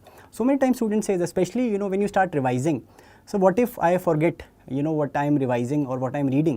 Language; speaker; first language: English; non-native, local second language; Hindi